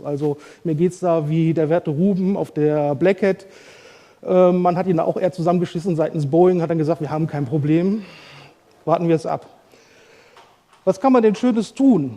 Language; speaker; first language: German; native; German